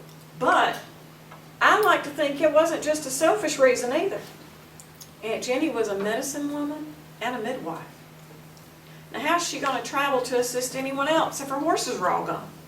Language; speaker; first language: English; native; English